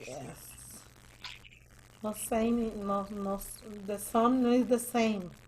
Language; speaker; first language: English; non-native, learner; Spanish